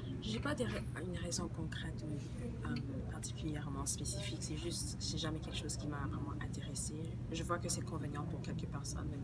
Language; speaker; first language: French; non-native, local second language; English